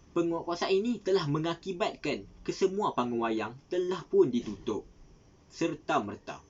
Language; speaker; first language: Malay; native; Malay